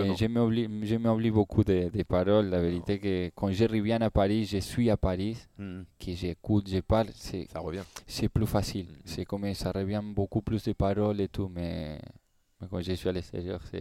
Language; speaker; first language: French; non-native, learner; Spanish